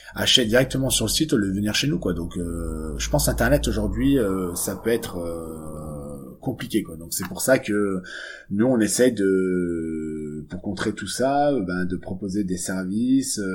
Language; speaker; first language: French; native; French